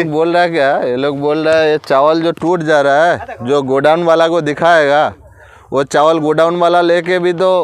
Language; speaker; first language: Hindi; non-native, local second language; Bangla